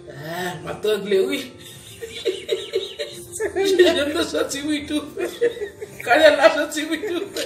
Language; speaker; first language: French; non-native, learner; Haitian Creole